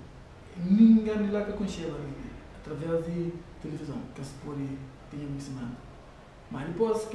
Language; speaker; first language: Portuguese; non-native, learner; Kabuverdianu